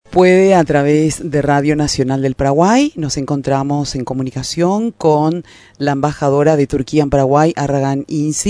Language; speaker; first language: Spanish; native; Spanish